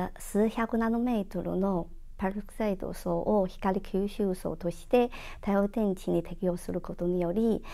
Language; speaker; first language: Japanese; non-native, fluent; Chinese